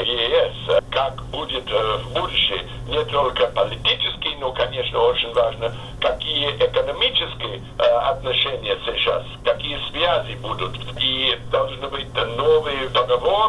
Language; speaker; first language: Russian; non-native, fluent; English